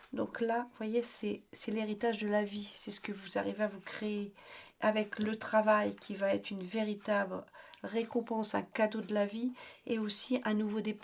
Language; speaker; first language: French; native; French